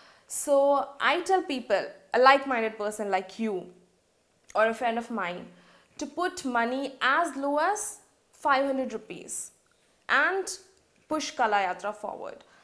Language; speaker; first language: English; non-native, local second language; Malayalam